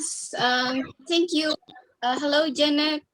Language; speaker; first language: English; non-native, learner; Indonesian